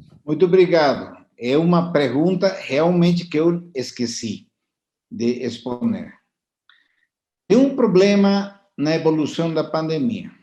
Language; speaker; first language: Portuguese; non-native, fluent; Spanish